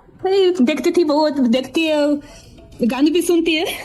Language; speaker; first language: Hindi; non-native, learner; Russian